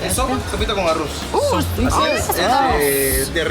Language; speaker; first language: Spanish; native; Spanish